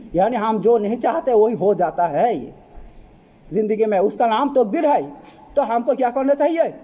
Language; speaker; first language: Hindi; non-native, fluent; Bangla